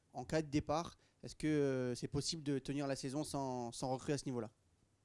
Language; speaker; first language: French; native; French